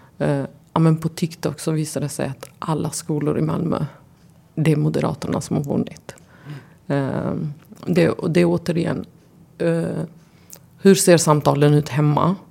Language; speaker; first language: Swedish; early bilingual, other home language; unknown